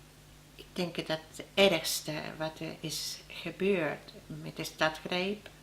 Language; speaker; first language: Dutch; non-native, learner; Spanish